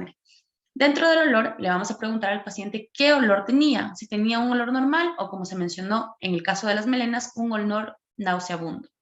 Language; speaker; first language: Spanish; native; Spanish